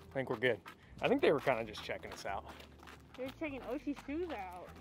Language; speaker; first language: English; native; English